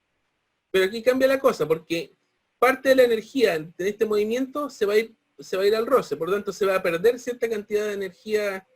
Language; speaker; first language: Spanish; native; Spanish